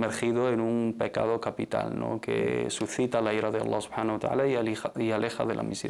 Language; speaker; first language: Spanish; native; Spanish